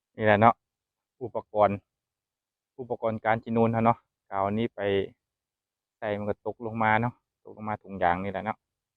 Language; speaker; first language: Thai; native; Thai